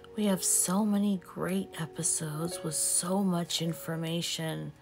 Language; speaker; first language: English; early bilingual, other home language; Portuguese